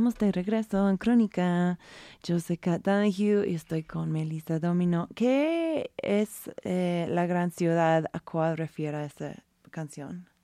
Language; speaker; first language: Spanish; non-native, fluent; English